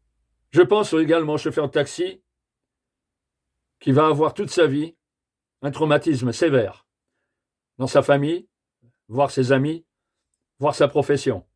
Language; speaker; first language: French; native; French